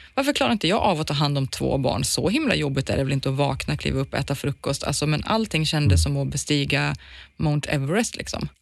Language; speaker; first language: Swedish; native; Swedish